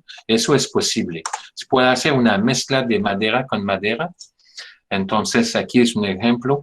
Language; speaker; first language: Spanish; non-native, fluent; French